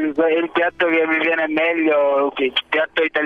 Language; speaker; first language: Italian; non-native, learner; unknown